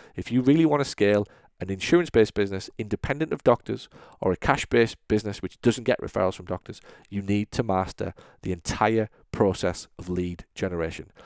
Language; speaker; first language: English; native; English